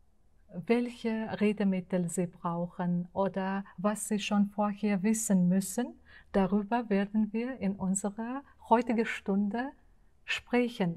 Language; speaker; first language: German; non-native, fluent; Uzbek